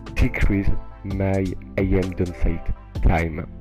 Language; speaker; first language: English; non-native, fluent; French